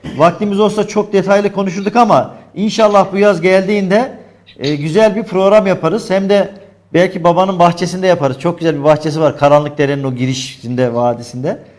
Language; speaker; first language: Turkish; native; Turkish